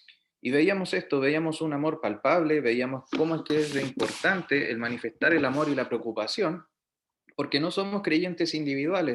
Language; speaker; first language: Spanish; native; Spanish